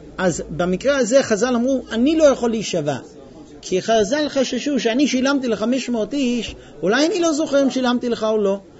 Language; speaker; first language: Hebrew; non-native, fluent; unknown